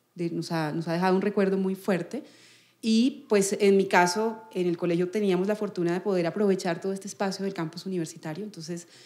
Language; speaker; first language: Spanish; native; Spanish